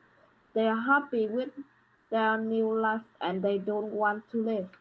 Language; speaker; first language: English; non-native, learner; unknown